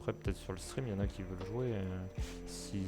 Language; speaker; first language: French; native; French